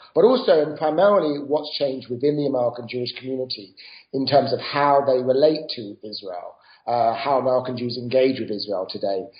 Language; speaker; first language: English; native; English